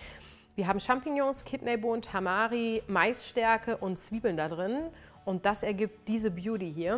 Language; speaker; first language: German; native; German